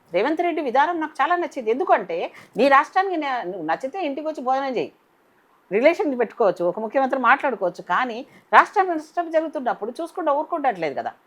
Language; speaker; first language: Telugu; native; Telugu